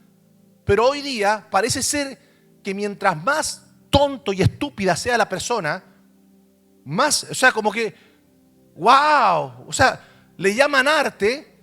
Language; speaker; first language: Spanish; native; Spanish